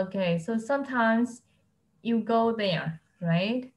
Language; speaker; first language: English; non-native, fluent; Vietnamese